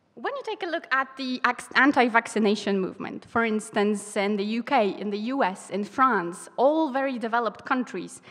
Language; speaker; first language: English; non-native, fluent; Polish